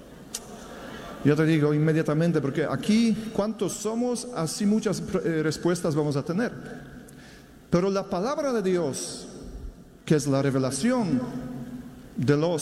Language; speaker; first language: Spanish; non-native, fluent; Polish